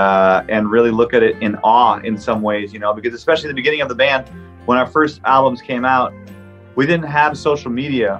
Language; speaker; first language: English; non-native, local second language; French